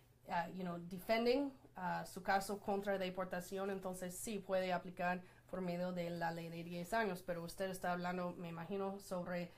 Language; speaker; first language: Spanish; non-native, fluent; English